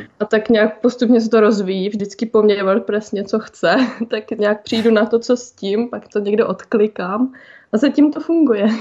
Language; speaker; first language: Czech; native; Czech